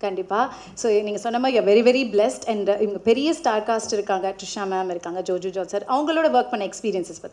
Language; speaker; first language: Tamil; native; Tamil